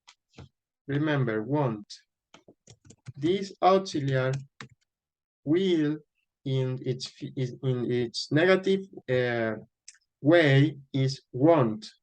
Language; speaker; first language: English; non-native, fluent; Spanish